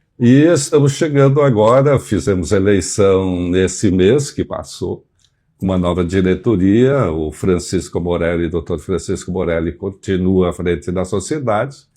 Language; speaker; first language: Portuguese; native; Portuguese